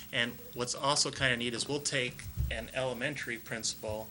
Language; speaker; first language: English; native; English